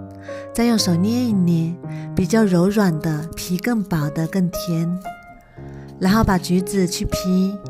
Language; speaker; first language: Chinese; native; Chinese